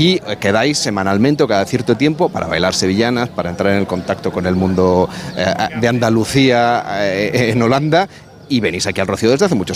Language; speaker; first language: Spanish; native; Spanish